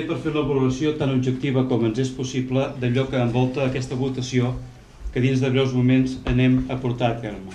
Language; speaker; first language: Catalan; native; Catalan